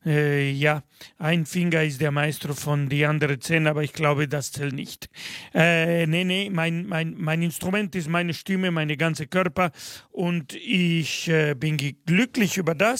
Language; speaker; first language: German; non-native, fluent; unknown